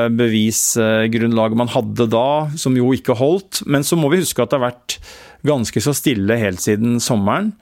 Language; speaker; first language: Norwegian; native; Norwegian